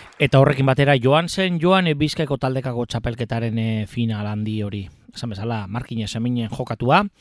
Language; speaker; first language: Basque; native; Basque